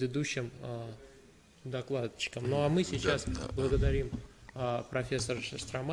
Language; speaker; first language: Russian; native; Russian